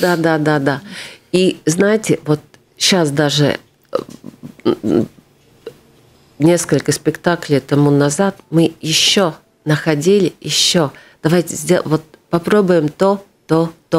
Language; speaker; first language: Russian; non-native, local second language; Latvian